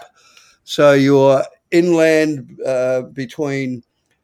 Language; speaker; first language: English; native; English